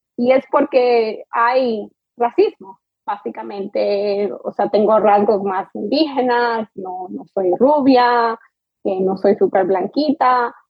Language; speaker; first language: Spanish; early bilingual, heritage; Spanish